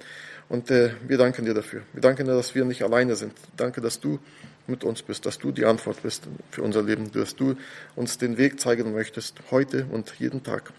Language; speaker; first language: German; non-native, fluent; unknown